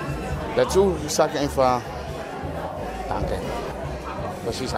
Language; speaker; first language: German; non-native, learner; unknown